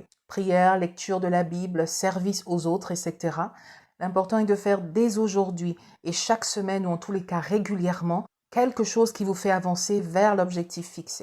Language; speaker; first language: French; native; French